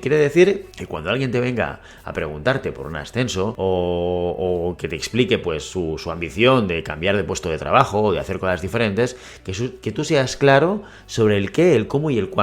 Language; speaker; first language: Spanish; native; Spanish